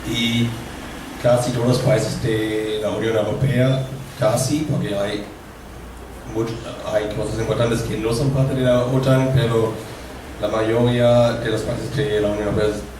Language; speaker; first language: Spanish; non-native, fluent; German